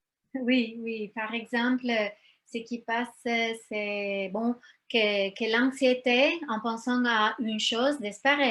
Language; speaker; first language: French; non-native, fluent; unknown